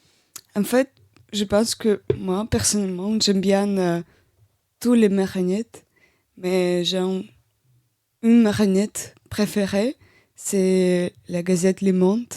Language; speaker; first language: French; non-native, learner; Russian